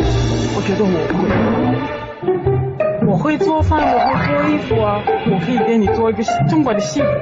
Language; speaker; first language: Chinese; non-native, learner; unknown